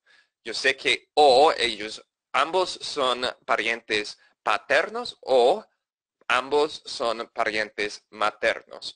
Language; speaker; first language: Spanish; non-native, fluent; English